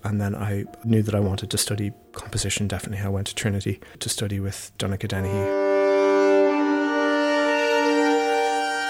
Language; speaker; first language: English; native; English